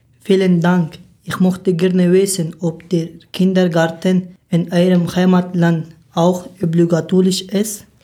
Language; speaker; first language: German; non-native, learner; Persian